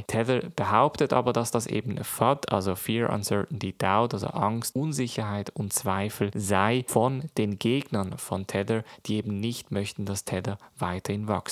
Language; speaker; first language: German; native; German